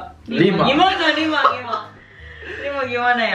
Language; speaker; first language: Indonesian; non-native, learner; Japanese